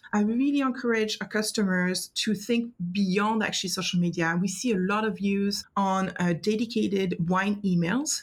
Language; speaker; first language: English; non-native, fluent; French